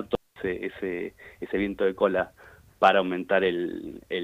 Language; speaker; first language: Spanish; native; Spanish